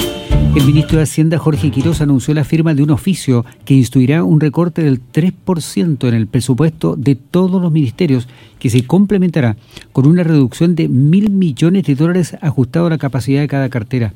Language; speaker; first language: Spanish; native; Spanish